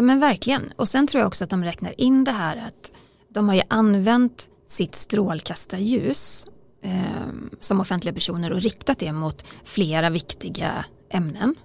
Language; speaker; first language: Swedish; native; Swedish